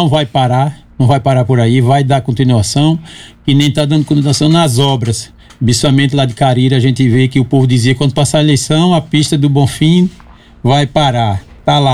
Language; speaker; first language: Portuguese; native; Portuguese